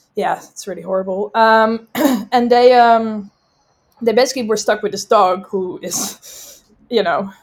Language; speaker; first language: English; non-native, fluent; Dutch